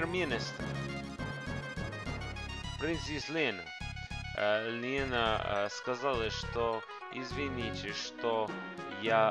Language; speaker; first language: Russian; non-native, learner; English